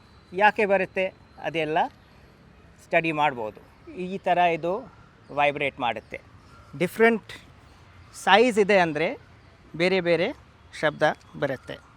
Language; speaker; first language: Kannada; non-native, local second language; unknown